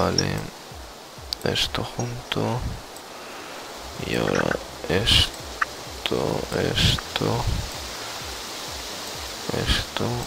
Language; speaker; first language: Spanish; native; Spanish